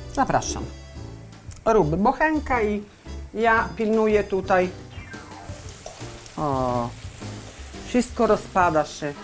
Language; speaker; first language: Polish; non-native, learner; Italian